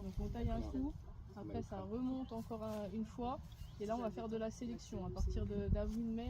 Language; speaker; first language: French; native; French